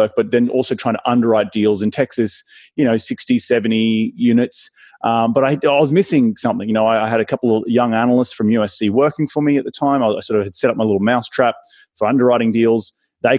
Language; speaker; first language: English; native; English